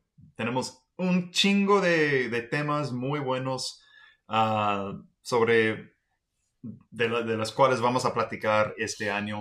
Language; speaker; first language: Spanish; non-native, fluent; English